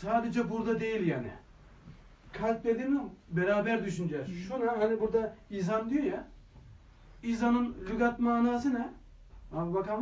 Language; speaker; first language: Turkish; native; Turkish